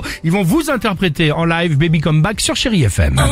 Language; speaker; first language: French; native; French